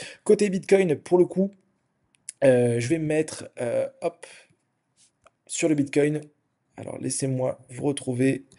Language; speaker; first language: French; native; French